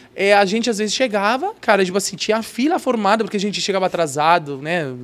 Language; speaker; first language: Portuguese; non-native, fluent; Italian